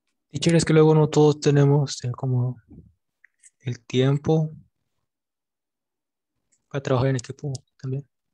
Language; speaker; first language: Spanish; native; Spanish